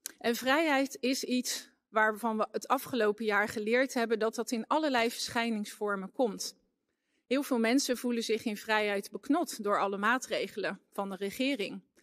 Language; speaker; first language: Dutch; native; Dutch